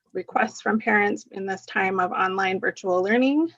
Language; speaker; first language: English; early bilingual, other home language; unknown